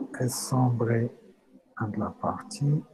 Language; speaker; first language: French; non-native, local second language; Arabic